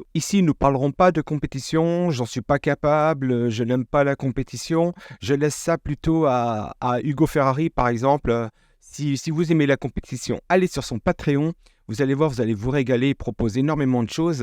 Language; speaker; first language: French; native; French